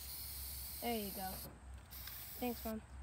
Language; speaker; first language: English; native; English